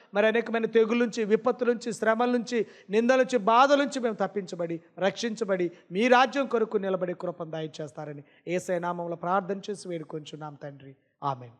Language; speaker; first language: Telugu; non-native, local second language; Lambadi